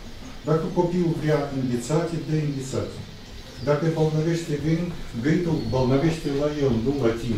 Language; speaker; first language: Romanian; non-native, local second language; Russian